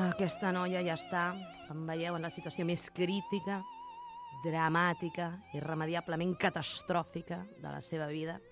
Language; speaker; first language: Catalan; early bilingual, other home language; Spanish